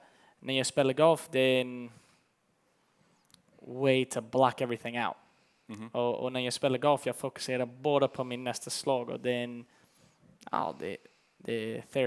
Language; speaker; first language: Swedish; early bilingual, heritage; English